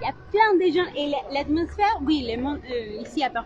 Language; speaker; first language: French; non-native, learner; Spanish